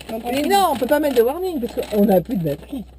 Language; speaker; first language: French; native; French